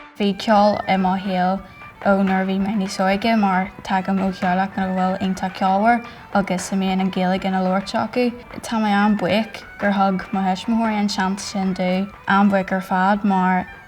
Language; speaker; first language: Irish; native; Irish